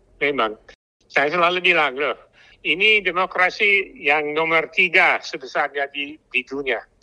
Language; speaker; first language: Indonesian; non-native, fluent; English